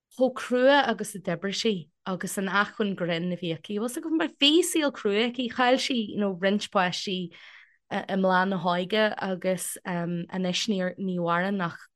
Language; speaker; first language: Irish; non-native, local second language; English